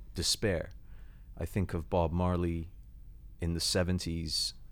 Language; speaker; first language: English; native; English